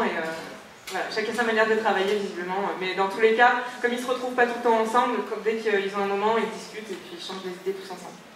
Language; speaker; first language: French; native; French